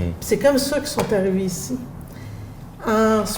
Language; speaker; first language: French; native; French